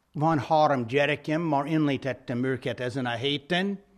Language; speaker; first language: Hungarian; non-native, fluent; English